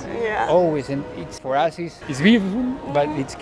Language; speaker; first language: English; non-native, fluent; Spanish